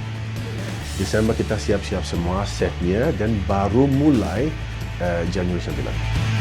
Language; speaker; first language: Indonesian; non-native, fluent; English